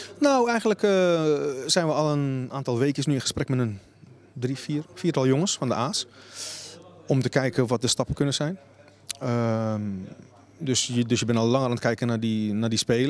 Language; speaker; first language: Dutch; native; Dutch